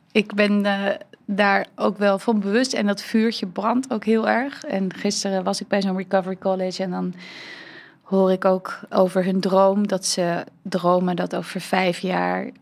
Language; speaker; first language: Dutch; early bilingual, heritage; Dutch